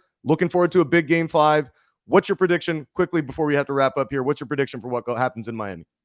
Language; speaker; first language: English; native; English